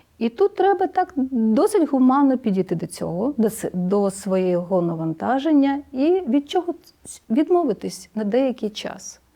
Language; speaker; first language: Ukrainian; native; Ukrainian